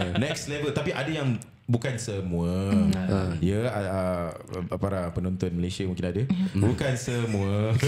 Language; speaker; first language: Malay; native; Malay